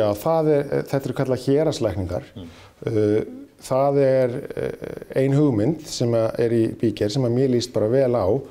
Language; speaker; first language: Icelandic; native; Icelandic